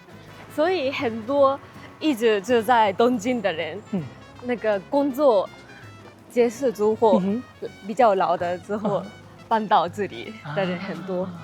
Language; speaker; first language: Chinese; non-native, fluent; Japanese